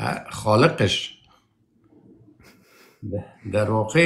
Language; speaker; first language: Persian; native; Persian